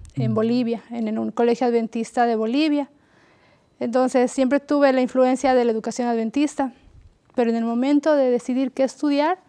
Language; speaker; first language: Spanish; native; Spanish